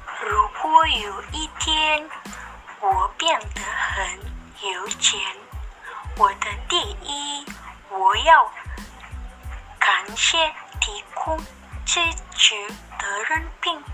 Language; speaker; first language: Chinese; non-native, learner; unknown